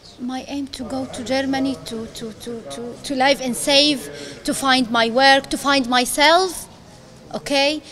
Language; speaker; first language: English; non-native, learner; Arabic